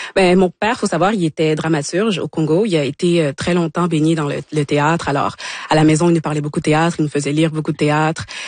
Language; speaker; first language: French; early bilingual, other home language; Lingala